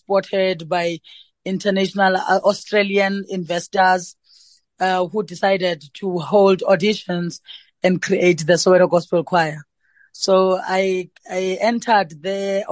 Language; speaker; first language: English; non-native, local second language; Xhosa